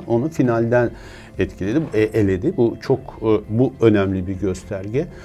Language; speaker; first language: Turkish; native; Turkish